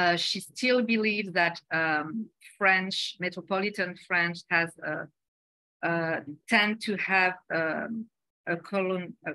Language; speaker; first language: English; non-native, fluent; French